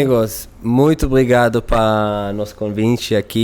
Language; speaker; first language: Portuguese; non-native, learner; Hebrew